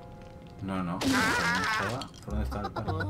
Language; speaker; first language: Spanish; native; Spanish